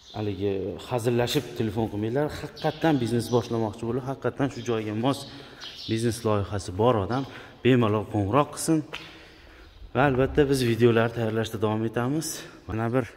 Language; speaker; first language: Uzbek; native; Uzbek